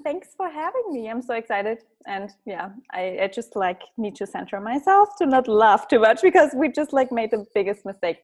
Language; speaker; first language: English; non-native, fluent; German